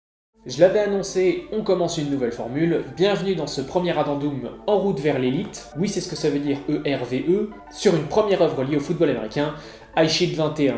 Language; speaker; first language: French; native; French